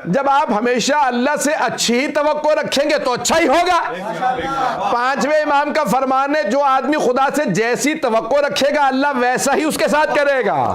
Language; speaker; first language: Urdu; native; Urdu